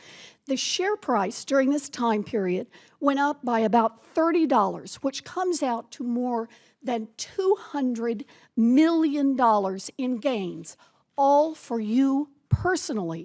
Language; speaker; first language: English; native; English